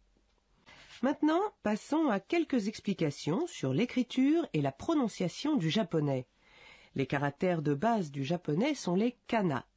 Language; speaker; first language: French; native; French